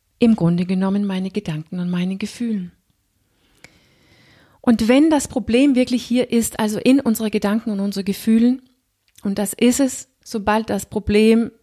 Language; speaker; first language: German; non-native, fluent; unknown